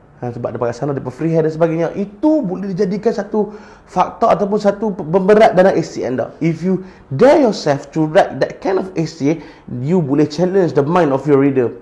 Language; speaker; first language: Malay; native; Malay